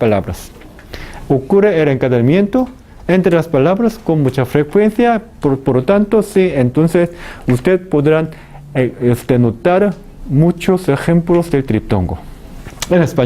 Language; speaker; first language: Spanish; non-native, fluent; Korean